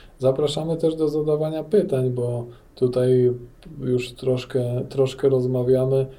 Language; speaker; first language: Polish; native; Polish